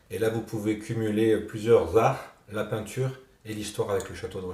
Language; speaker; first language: French; native; French